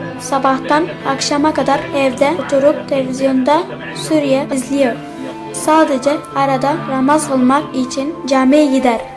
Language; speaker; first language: Turkish; early bilingual, other home language; Arabic